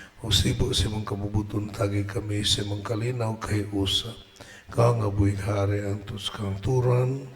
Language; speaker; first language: Cebuano; native; Cebuano